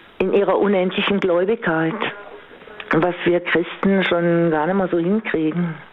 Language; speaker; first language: German; native; German